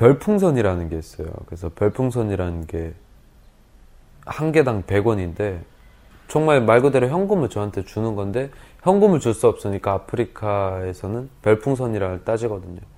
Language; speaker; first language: Korean; native; Korean